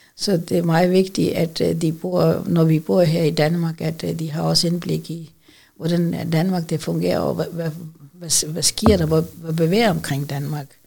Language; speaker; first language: Danish; non-native, fluent; Urdu